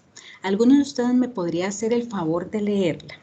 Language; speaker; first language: Spanish; native; Spanish